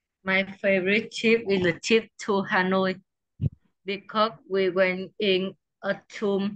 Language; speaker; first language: English; non-native, learner; Vietnamese